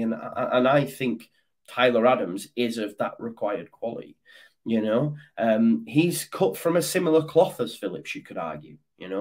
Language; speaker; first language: English; native; English